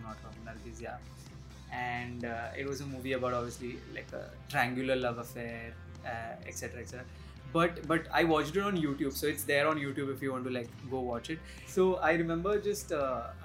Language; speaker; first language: English; non-native, local second language; Hindi